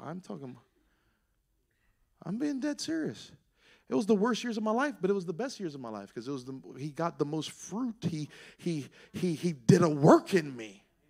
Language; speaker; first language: English; native; English